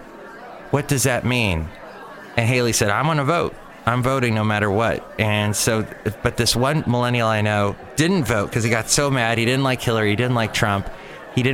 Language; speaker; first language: English; native; English